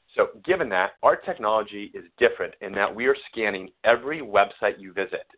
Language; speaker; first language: English; native; English